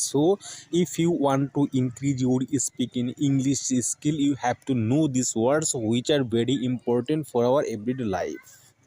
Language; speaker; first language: English; non-native, local second language; Bangla